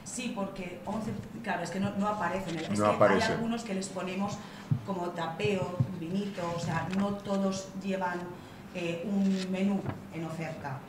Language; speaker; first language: Spanish; native; Spanish